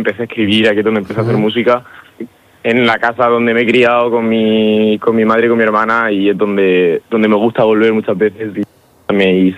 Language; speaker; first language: Spanish; native; Spanish